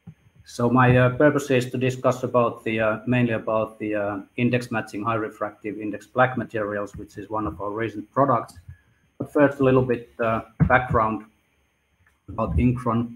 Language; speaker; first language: English; non-native, fluent; Finnish